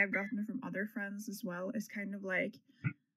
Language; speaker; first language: English; non-native, fluent; Norwegian